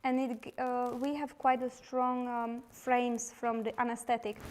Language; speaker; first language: English; non-native, fluent; Slovak